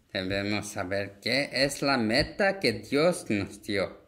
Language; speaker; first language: Spanish; non-native, fluent; Korean